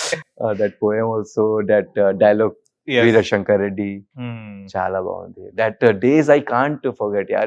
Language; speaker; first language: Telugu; non-native, learner; Hindi